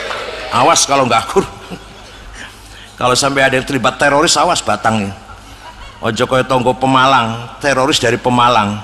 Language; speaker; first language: Indonesian; native; Indonesian